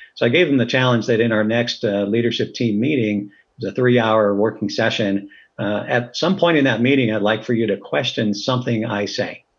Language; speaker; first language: English; native; English